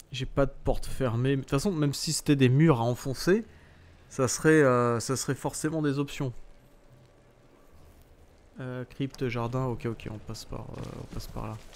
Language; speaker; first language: French; native; French